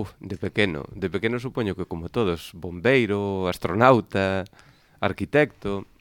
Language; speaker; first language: Galician; native; Galician